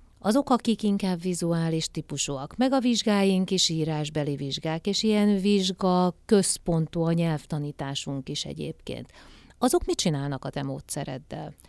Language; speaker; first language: Hungarian; native; Hungarian